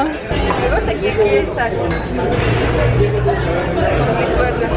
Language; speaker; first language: Spanish; non-native, learner; Russian